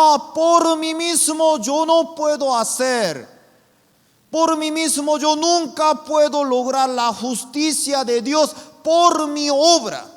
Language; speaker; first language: Spanish; non-native, fluent; Korean